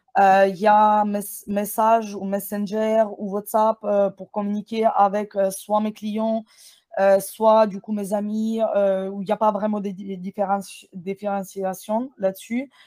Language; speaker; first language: French; non-native, fluent; Ukrainian